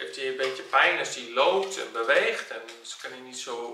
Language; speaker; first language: Dutch; native; Dutch